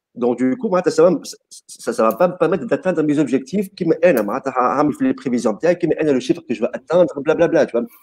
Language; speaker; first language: French; non-native, local second language; Arabic